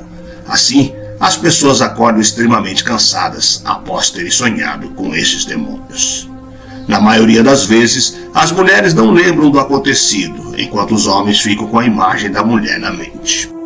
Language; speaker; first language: Portuguese; native; Portuguese